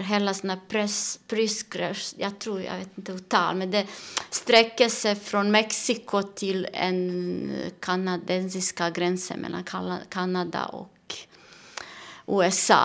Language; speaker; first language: Swedish; non-native, learner; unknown